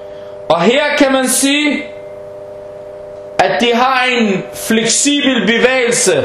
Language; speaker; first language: Danish; early bilingual, heritage; Danish